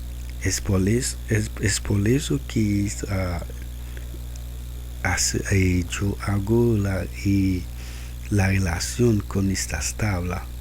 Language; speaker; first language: Spanish; non-native, learner; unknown